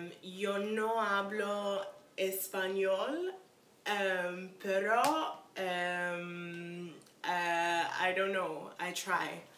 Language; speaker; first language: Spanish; non-native, learner; English